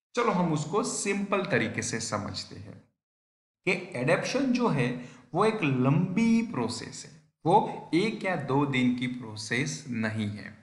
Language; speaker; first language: Hindi; non-native, local second language; Gujarati